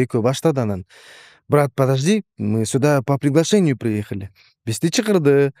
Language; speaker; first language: Russian; non-native, local second language; Kyrgyz